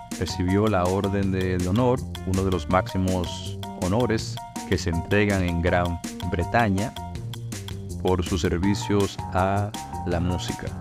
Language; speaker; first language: Spanish; native; Spanish